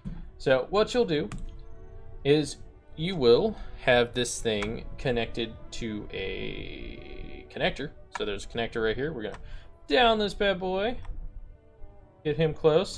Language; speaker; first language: English; native; English